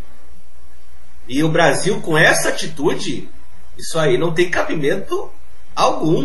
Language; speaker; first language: Portuguese; native; Portuguese